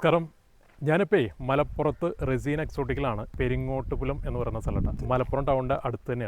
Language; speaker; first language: Malayalam; native; Malayalam